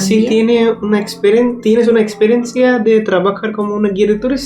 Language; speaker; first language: Spanish; non-native, learner; Bangla